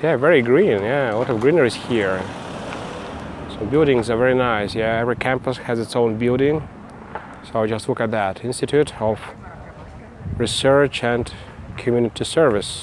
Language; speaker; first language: English; non-native, fluent; Russian